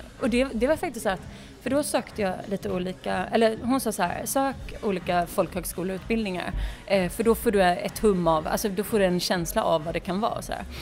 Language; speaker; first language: Swedish; early bilingual, other home language; Polish